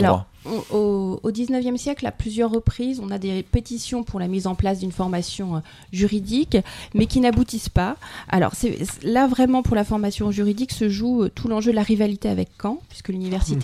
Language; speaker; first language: French; native; French